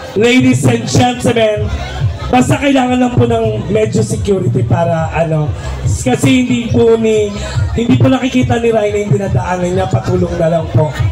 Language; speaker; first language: Filipino; native; Filipino